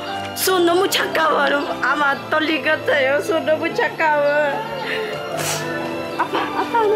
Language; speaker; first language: Korean; non-native, learner; Khmer